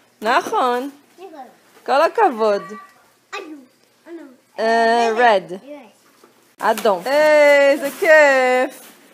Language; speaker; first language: Hebrew; non-native, fluent; Portuguese